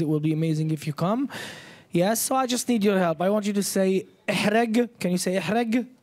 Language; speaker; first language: English; non-native, fluent; Arabic